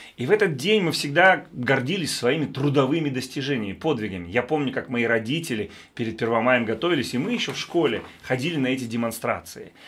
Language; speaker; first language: Russian; native; Russian